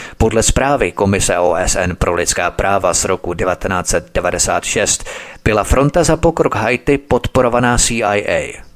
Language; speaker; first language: Czech; native; Czech